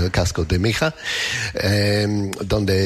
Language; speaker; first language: Spanish; non-native, learner; English